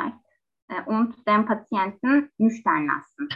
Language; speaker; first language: German; non-native, learner; Turkish